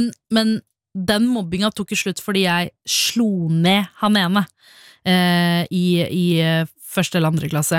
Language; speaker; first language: Norwegian; early bilingual, other home language; Tamil